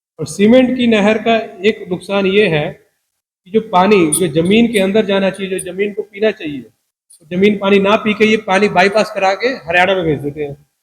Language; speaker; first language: Hindi; non-native, local second language; Punjabi